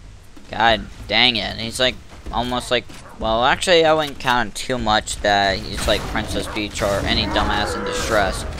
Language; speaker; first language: English; native; English